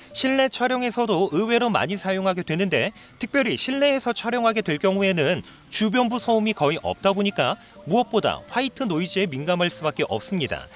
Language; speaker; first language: Korean; native; Korean